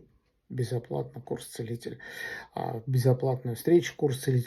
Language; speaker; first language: Russian; native; Russian